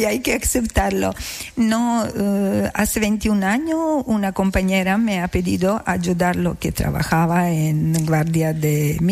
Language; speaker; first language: Spanish; non-native, learner; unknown